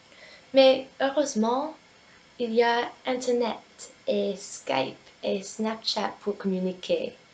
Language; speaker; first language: French; non-native, fluent; English